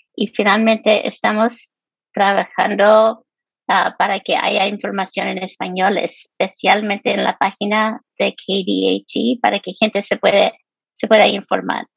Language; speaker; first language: Spanish; early bilingual, heritage; Spanish